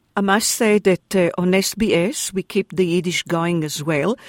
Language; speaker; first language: English; non-native, fluent; Hebrew